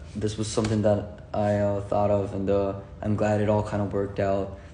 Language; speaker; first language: English; early bilingual, other home language; Korean